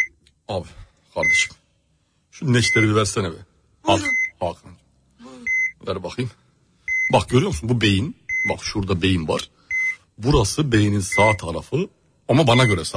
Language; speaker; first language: Turkish; native; Turkish